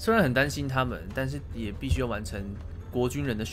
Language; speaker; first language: Chinese; native; Chinese